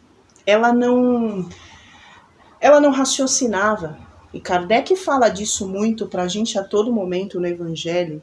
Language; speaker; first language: Portuguese; native; Portuguese